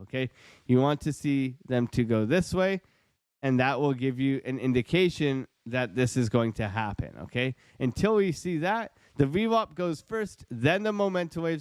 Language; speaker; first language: English; native; English